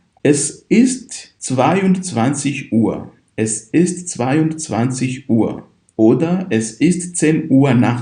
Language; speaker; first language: German; non-native, fluent; Kinyarwanda